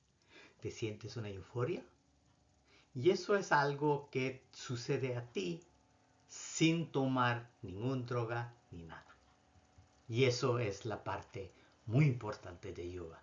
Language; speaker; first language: Spanish; non-native, fluent; Bangla